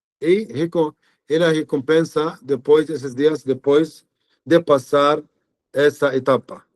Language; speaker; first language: Portuguese; non-native, fluent; Arabic